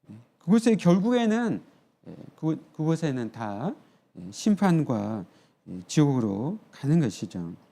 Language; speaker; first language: Korean; native; Korean